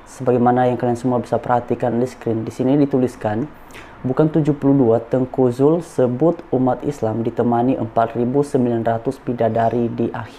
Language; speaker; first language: Indonesian; native; Indonesian